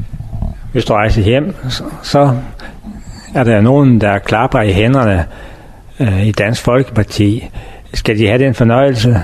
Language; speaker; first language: Danish; native; Danish